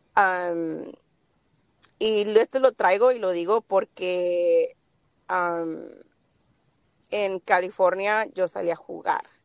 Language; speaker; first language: Spanish; early bilingual, heritage; Spanish